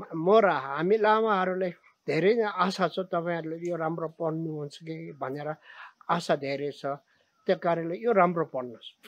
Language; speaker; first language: Nepali; non-native, local second language; Tibetan